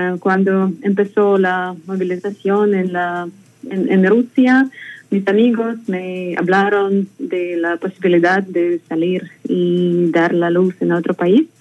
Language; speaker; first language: Spanish; non-native, learner; Russian